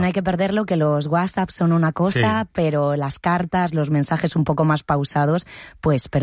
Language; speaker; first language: Spanish; native; Spanish